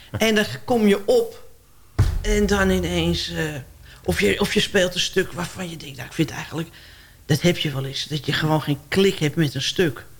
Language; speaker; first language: Dutch; native; Dutch